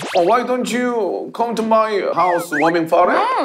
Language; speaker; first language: English; non-native, learner; Korean